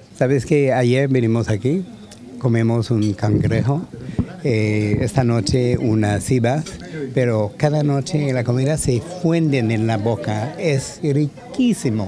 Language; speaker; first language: Spanish; non-native, learner; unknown